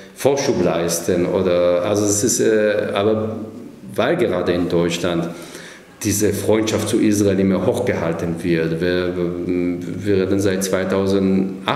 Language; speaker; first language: German; non-native, fluent; Hebrew